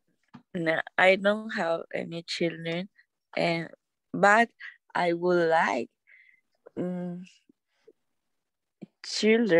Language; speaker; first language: English; non-native, learner; Spanish